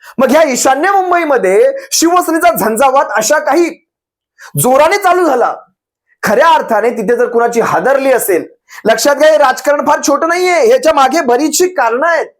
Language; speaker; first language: Marathi; native; Marathi